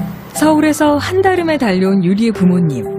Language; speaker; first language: Korean; native; Korean